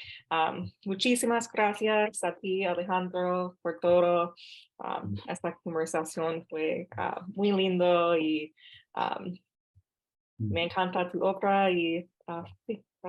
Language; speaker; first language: Spanish; non-native, fluent; English